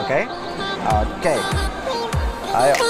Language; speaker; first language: Indonesian; non-native, fluent; German